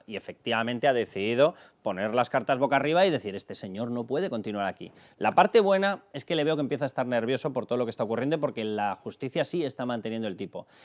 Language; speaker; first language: Spanish; native; Spanish